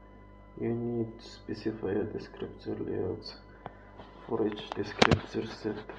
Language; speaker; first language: English; non-native, fluent; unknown